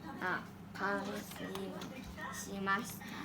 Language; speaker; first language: Japanese; non-native, learner; Thai